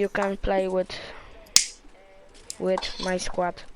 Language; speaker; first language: English; non-native, learner; Polish